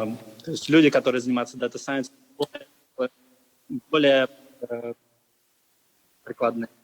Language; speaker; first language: Russian; native; Russian